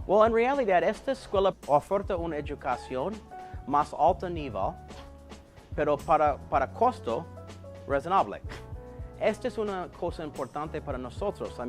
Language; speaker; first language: Spanish; non-native, learner; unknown